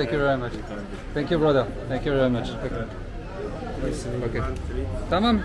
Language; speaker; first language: English; non-native, learner; French